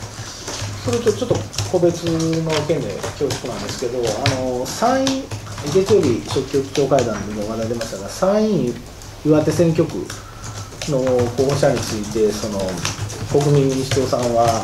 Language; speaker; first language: Japanese; native; Japanese